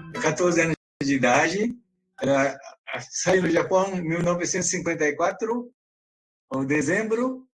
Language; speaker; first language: Portuguese; non-native, learner; Japanese